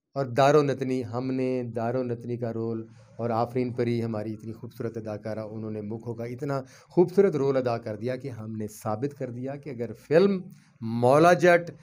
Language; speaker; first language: Urdu; non-native, local second language; Punjabi